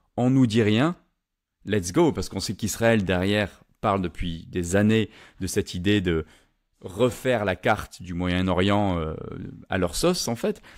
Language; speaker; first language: French; native; French